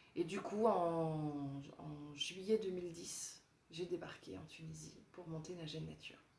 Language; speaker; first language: French; native; French